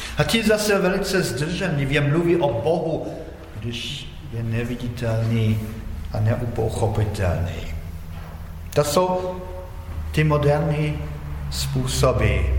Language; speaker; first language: Czech; non-native, fluent; Polish